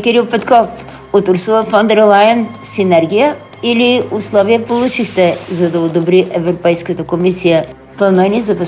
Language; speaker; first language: Bulgarian; native; Bulgarian